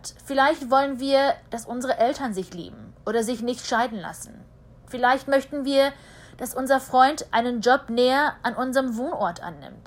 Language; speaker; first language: German; early bilingual, heritage; German